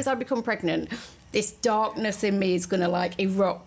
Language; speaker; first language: English; native; English